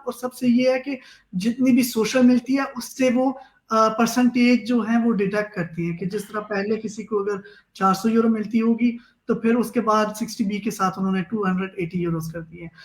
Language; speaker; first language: Urdu; native; Urdu